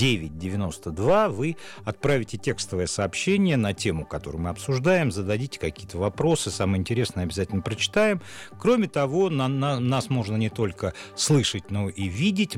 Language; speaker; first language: Russian; native; Russian